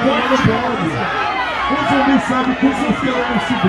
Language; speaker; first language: Portuguese; native; Portuguese